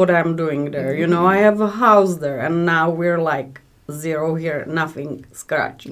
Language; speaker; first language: English; non-native, learner; Czech